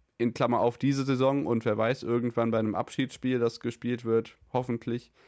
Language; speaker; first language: German; native; German